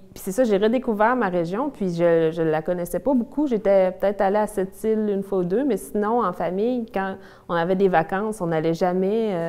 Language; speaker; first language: French; native; French